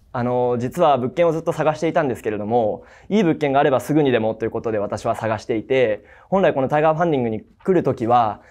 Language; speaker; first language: Japanese; native; Japanese